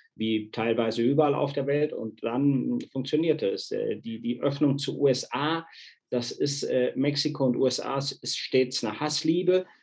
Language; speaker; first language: German; native; German